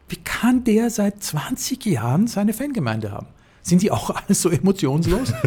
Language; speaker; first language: German; native; German